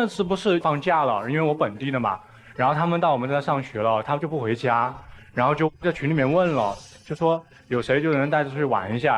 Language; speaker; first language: Chinese; native; Chinese